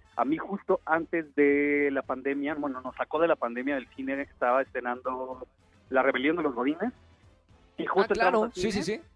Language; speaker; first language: Spanish; native; Spanish